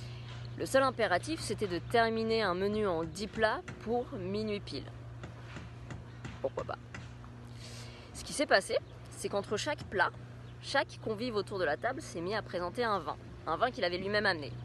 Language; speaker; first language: French; native; French